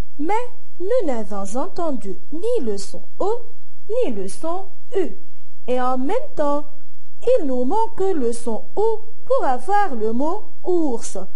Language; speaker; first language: French; non-native, local second language; Arabic